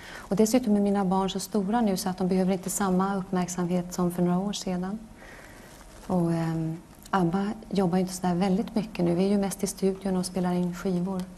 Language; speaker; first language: Swedish; early bilingual, other home language; Norwegian